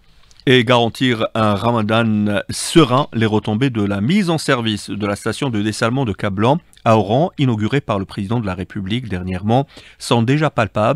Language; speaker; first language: French; non-native, local second language; Arabic